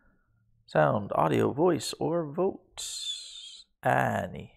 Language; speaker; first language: Finnish; non-native, learner; English